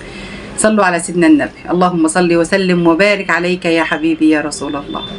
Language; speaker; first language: Arabic; native; Arabic